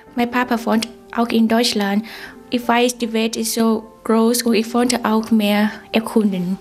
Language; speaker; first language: German; non-native, learner; Vietnamese